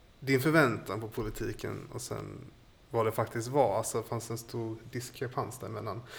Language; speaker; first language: Swedish; native; Swedish